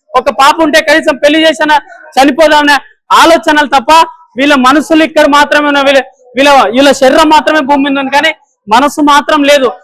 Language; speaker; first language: Telugu; non-native, local second language; Lambadi